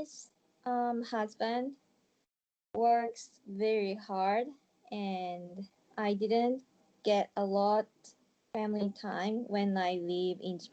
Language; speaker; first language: English; non-native, learner; Japanese